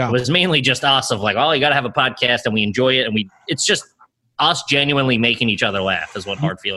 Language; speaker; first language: English; native; English